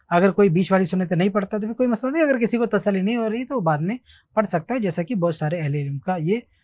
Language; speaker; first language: Hindi; native; Hindi